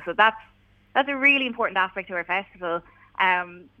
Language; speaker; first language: English; native; English